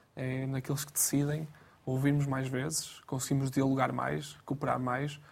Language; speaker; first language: Portuguese; native; Portuguese